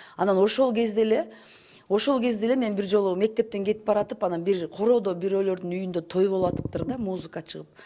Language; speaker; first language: Kyrgyz; native; Kyrgyz